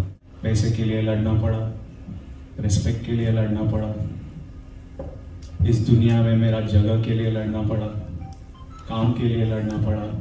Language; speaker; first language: Hindi; non-native, local second language; Telugu